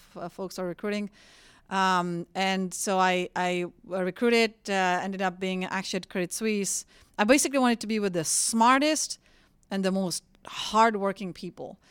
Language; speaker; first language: English; non-native, fluent; Czech